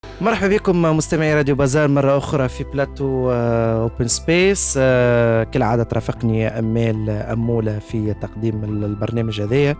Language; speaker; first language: Arabic; native; Arabic